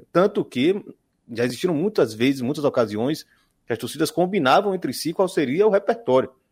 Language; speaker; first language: Portuguese; native; Portuguese